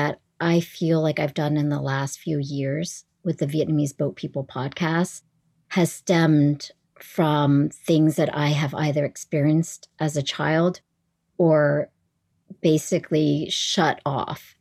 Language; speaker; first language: English; early bilingual, other home language; Vietnamese